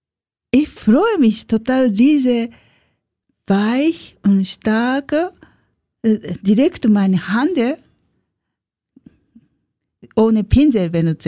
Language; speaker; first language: German; non-native, learner; Japanese